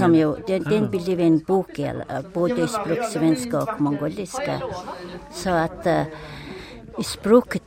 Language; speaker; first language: Swedish; non-native, learner; Mongolian